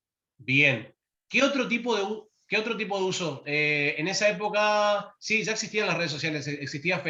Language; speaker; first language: Spanish; native; Spanish